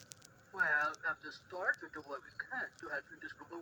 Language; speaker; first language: English; non-native, learner; Indonesian